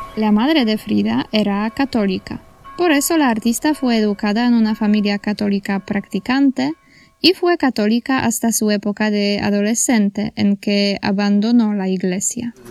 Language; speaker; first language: Spanish; non-native, fluent; Polish